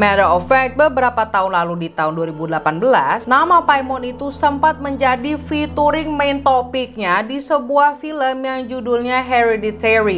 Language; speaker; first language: Indonesian; native; Indonesian